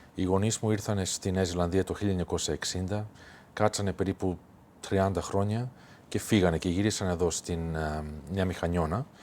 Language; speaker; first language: Greek; early bilingual, heritage; Greek